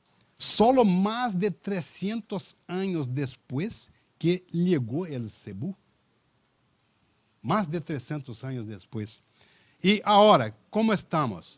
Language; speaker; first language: Spanish; non-native, learner; Portuguese